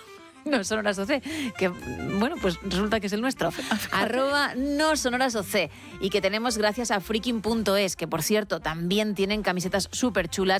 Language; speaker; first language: Spanish; native; Spanish